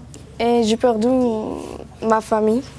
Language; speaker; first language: French; non-native, learner; Arabic